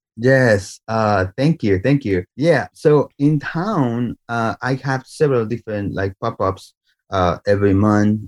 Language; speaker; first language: English; non-native, fluent; Spanish